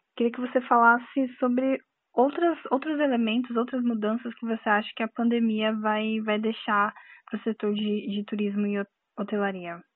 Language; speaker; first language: Portuguese; native; Portuguese